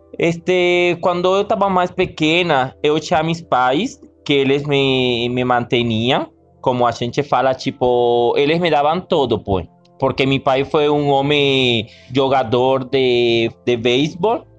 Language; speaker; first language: Portuguese; non-native, learner; Spanish